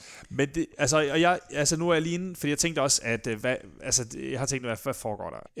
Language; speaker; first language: Danish; native; Danish